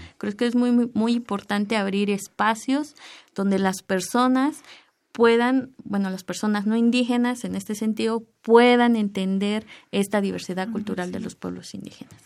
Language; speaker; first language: Spanish; native; Spanish